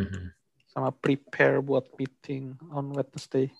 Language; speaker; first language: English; non-native, fluent; Indonesian